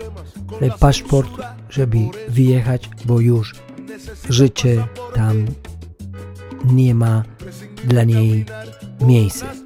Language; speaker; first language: Polish; native; Polish